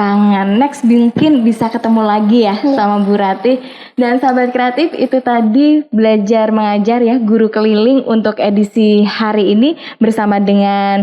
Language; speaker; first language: Indonesian; native; Indonesian